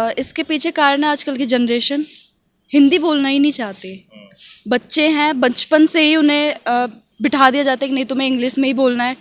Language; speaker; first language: Hindi; native; Hindi